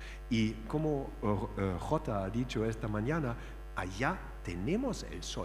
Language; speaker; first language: Spanish; non-native, fluent; German